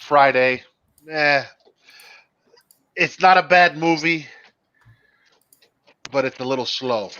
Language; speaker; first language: English; native; English